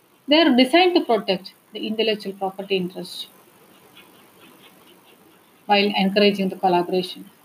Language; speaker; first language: English; non-native, local second language; Malayalam